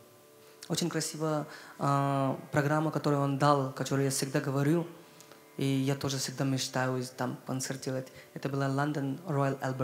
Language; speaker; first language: Russian; non-native, learner; Hindi